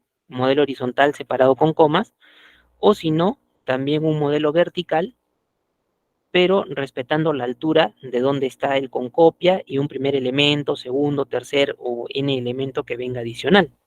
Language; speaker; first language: Spanish; native; Spanish